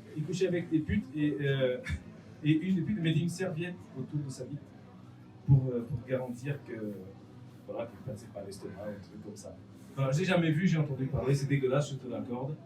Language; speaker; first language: French; non-native, fluent; Portuguese